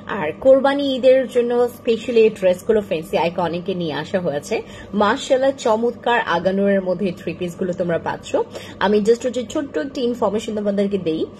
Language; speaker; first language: Bangla; native; Bangla